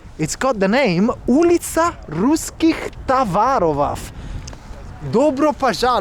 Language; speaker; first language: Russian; non-native, learner; Italian